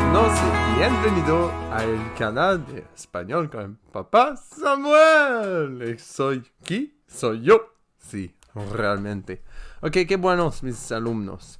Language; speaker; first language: Spanish; non-native, learner; French